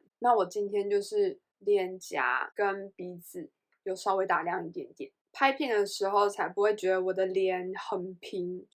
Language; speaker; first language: Chinese; native; Chinese